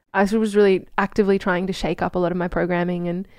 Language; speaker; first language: English; native; English